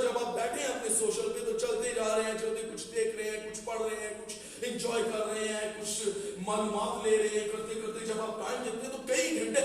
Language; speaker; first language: Urdu; non-native, local second language; Punjabi